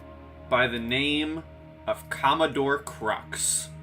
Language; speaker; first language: English; native; English